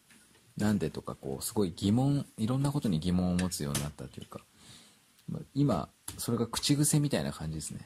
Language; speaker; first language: Japanese; native; Japanese